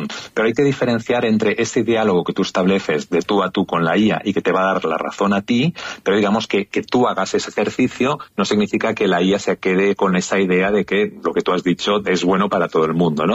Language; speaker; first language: Spanish; native; Spanish